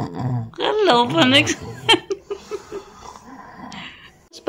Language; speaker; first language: Dutch; non-native, learner; Filipino